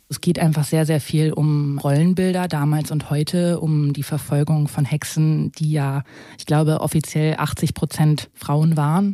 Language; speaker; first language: German; native; German